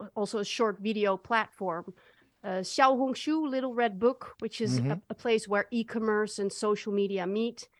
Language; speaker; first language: English; non-native, fluent; Dutch